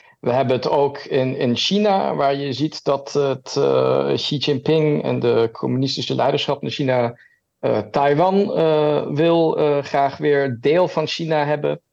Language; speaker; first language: Dutch; early bilingual, heritage; German